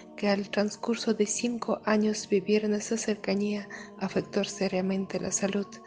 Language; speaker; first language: Spanish; non-native, fluent; Russian